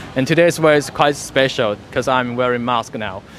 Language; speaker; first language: English; non-native, fluent; Chinese